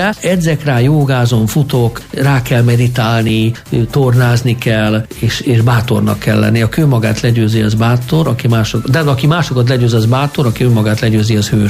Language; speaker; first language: Hungarian; native; Hungarian